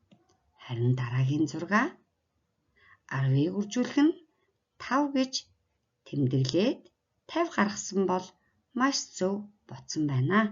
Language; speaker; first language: Mongolian; native; Mongolian